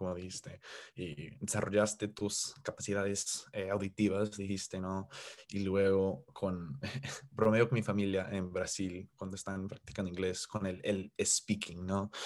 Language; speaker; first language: Spanish; non-native, fluent; English